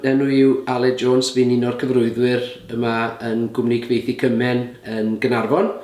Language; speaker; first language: Welsh; native; Welsh